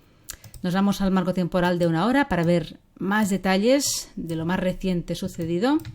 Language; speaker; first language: Spanish; native; Spanish